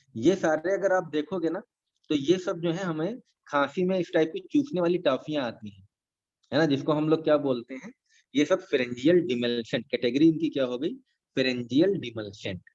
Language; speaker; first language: Hindi; native; Hindi